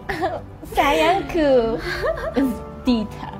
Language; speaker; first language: Indonesian; non-native, learner; Korean